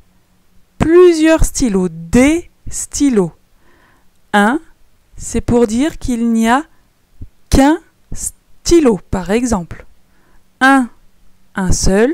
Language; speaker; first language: French; native; French